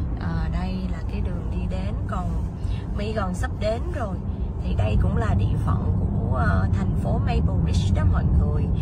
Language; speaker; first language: Vietnamese; native; Vietnamese